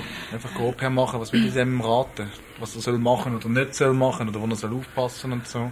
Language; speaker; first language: German; native; German